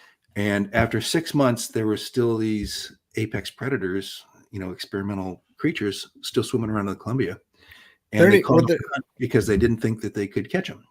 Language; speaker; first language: English; native; English